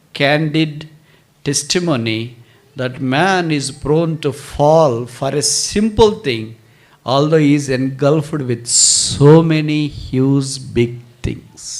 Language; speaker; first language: English; non-native, local second language; Telugu